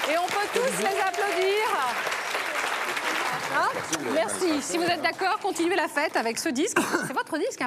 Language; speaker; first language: French; native; French